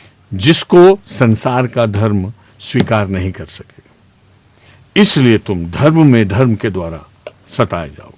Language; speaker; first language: Hindi; native; Hindi